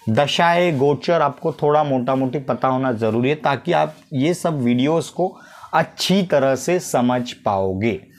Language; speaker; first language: Hindi; non-native, local second language; Marathi